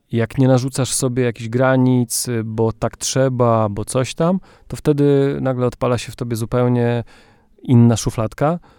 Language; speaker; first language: Polish; native; Polish